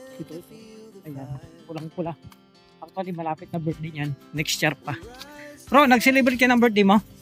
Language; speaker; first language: Filipino; native; Filipino